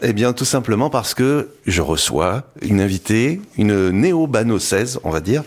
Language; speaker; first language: French; native; French